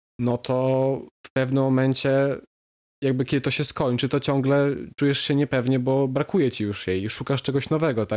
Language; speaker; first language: Polish; native; Polish